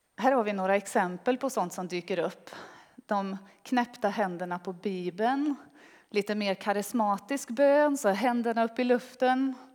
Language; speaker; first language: Swedish; native; Swedish